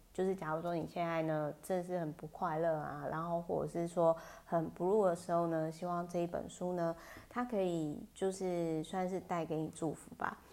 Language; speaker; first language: Chinese; native; Chinese